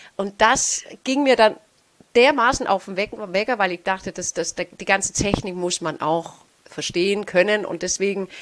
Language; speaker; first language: German; non-native, fluent; Danish